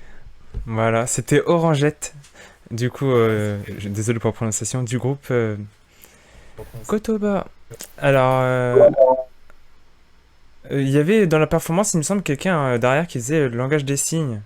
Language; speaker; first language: French; native; French